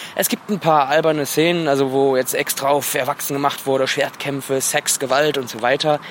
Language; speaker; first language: German; native; German